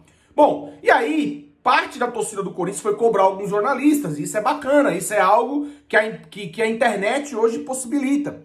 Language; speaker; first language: Portuguese; native; Portuguese